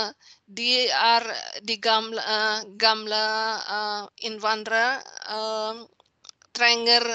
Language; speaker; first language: Norwegian; non-native, learner; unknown